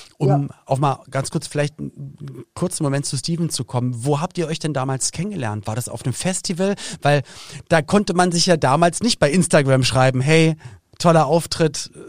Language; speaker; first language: German; native; German